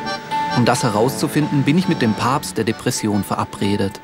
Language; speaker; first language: German; native; German